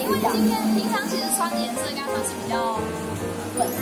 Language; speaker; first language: Chinese; native; Chinese